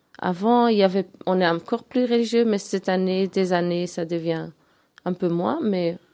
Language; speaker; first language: French; non-native, local second language; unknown